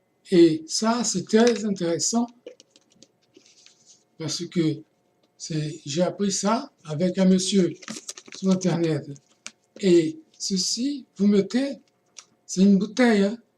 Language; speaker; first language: French; non-native, fluent; Portuguese